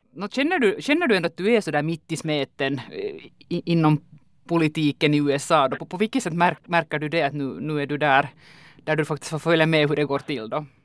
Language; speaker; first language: Swedish; native; Swedish